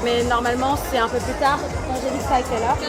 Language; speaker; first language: French; native; French